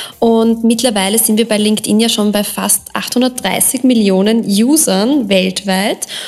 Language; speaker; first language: German; native; German